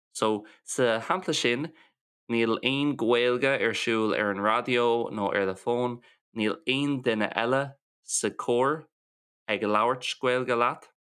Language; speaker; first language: Irish; non-native, local second language; English